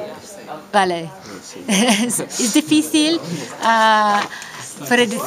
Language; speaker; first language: Spanish; non-native, fluent; English